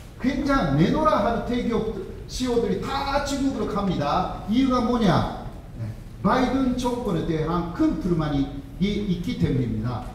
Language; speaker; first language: Korean; non-native, fluent; Japanese